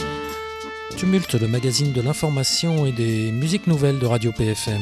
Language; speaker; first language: French; native; French